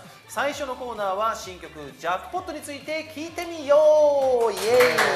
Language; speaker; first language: Japanese; native; Japanese